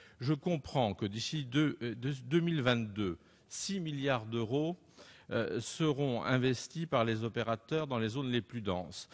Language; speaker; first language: French; native; French